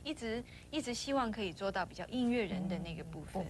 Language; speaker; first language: Chinese; non-native, local second language; Cantonese